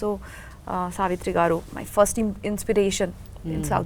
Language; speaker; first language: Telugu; non-native, learner; Bangla